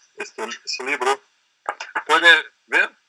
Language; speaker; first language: Spanish; non-native, learner; Portuguese